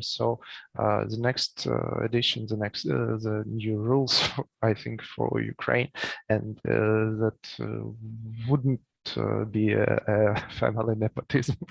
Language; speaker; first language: English; non-native, learner; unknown